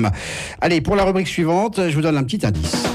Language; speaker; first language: French; native; French